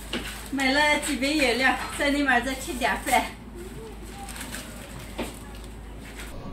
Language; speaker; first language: Chinese; native; Chinese